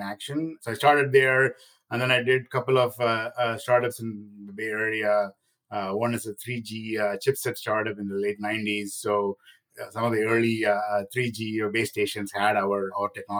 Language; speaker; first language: English; non-native, local second language; Tamil